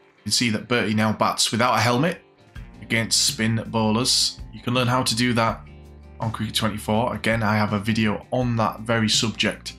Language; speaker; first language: English; native; English